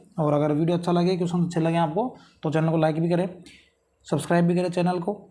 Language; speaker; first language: Hindi; native; Hindi